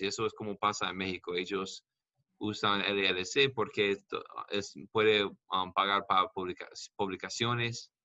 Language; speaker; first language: Spanish; non-native, learner; English